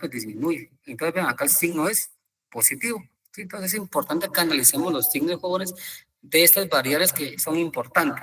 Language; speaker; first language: Spanish; native; Spanish